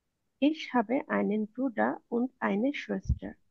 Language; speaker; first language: German; non-native, learner; Bangla